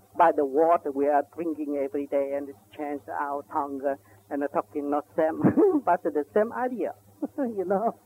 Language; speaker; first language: English; non-native, learner; Vietnamese